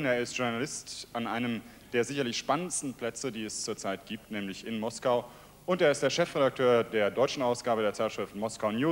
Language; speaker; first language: German; native; German